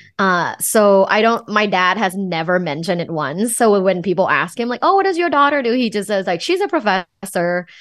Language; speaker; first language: English; non-native, fluent; Thai